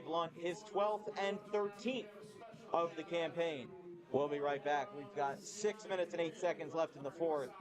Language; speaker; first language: English; native; English